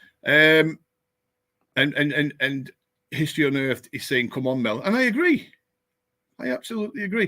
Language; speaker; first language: English; native; English